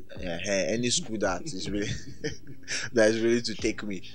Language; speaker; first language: English; non-native, local second language; Yoruba